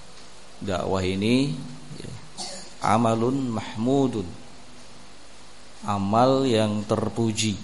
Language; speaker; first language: Indonesian; native; Indonesian